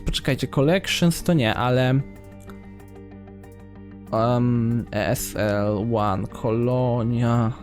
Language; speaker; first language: Polish; native; Polish